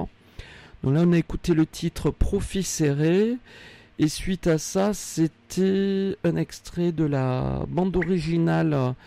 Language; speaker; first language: French; native; French